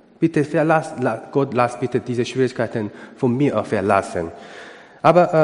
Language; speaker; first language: German; non-native, learner; Korean